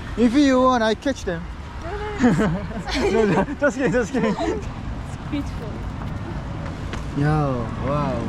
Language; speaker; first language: English; non-native, learner; Korean